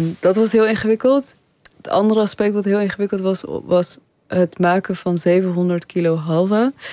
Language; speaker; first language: Dutch; early bilingual, other home language; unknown